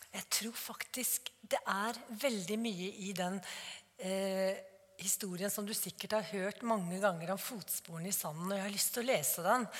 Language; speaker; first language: Norwegian; native; Norwegian